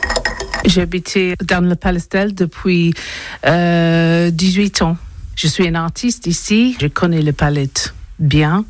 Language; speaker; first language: French; non-native, learner; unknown